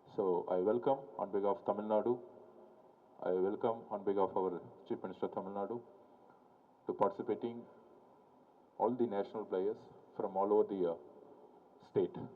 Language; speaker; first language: English; non-native, local second language; Tamil